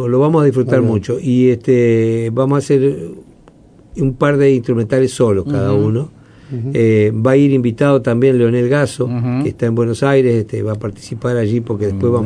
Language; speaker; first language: Spanish; native; Spanish